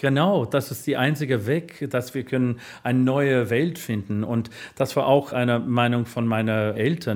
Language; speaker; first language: German; non-native, fluent; English